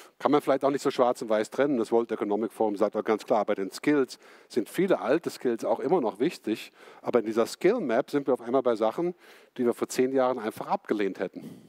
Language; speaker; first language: German; native; German